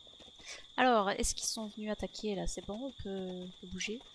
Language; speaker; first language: French; native; French